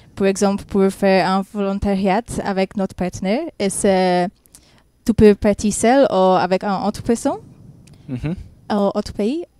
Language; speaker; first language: French; non-native, learner; Polish